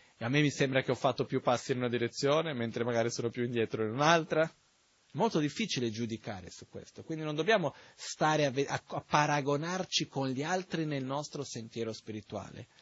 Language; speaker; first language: Italian; non-native, fluent; Portuguese